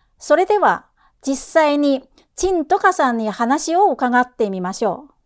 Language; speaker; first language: Japanese; non-native, fluent; Chinese